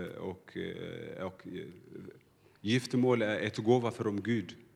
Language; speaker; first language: Swedish; non-native, learner; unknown